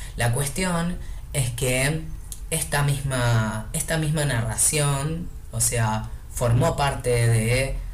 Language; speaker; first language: Spanish; native; Spanish